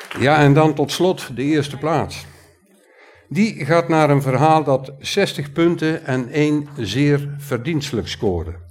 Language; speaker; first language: Dutch; native; Dutch